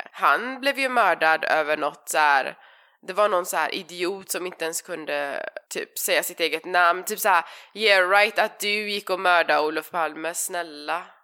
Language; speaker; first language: Swedish; early bilingual, other home language; Persian